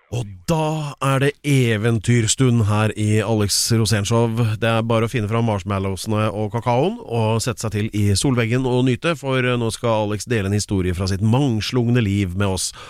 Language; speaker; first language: Norwegian; native; Norwegian